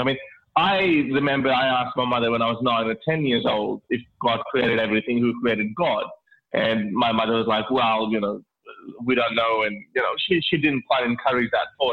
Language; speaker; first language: English; non-native, local second language; Urdu